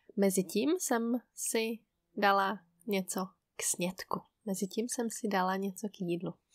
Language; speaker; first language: Czech; native; Czech